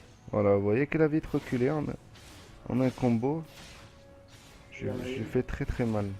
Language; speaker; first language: French; native; French